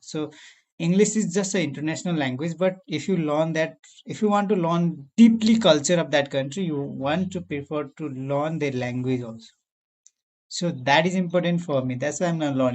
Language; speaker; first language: English; non-native, learner; Nepali